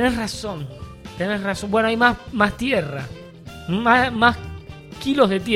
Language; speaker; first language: Spanish; native; Spanish